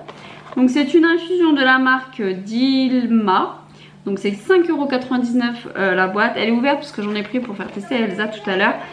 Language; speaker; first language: French; native; French